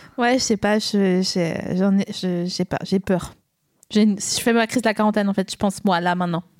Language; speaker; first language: French; native; French